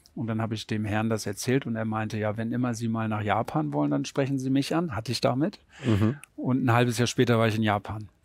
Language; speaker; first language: German; native; German